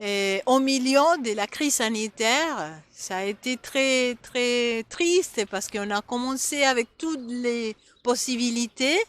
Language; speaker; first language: French; non-native, fluent; Spanish